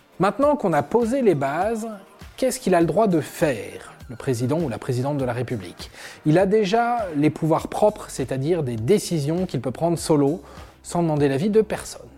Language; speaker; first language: French; native; French